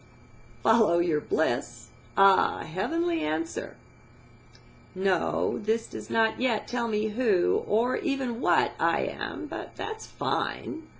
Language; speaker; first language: English; native; English